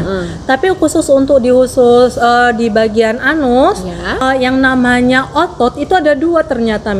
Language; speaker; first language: Indonesian; native; Indonesian